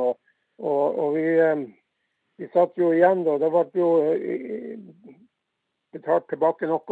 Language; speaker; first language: Norwegian; native; Norwegian